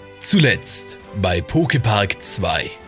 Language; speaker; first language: German; native; German